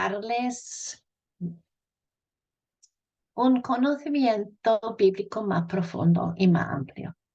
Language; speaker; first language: Spanish; non-native, fluent; English